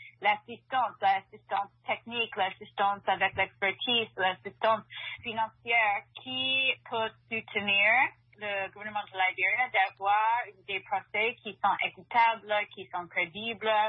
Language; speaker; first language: French; non-native, fluent; English